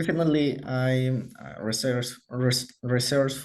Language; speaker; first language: English; non-native, learner; Spanish